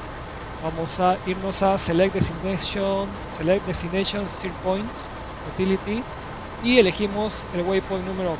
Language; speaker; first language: Spanish; native; Spanish